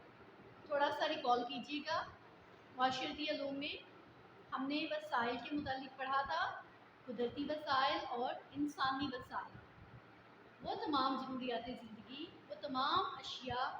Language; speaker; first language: Urdu; native; Urdu